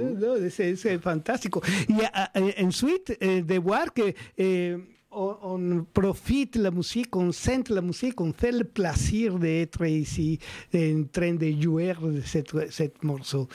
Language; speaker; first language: French; non-native, learner; Spanish